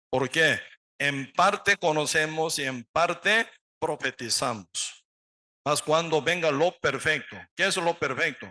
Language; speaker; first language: Spanish; non-native, learner; Korean